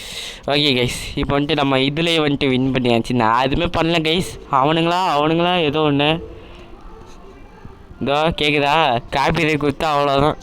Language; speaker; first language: Tamil; native; Tamil